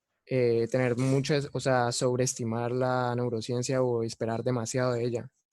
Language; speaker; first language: Spanish; native; Spanish